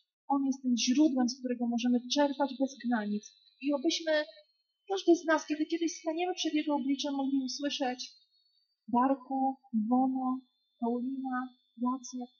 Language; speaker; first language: Polish; native; Polish